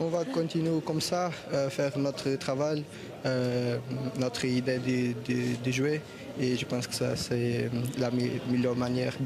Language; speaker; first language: French; non-native, fluent; Portuguese